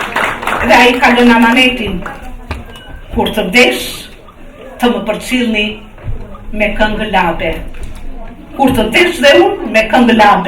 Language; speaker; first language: Albanian; native; Albanian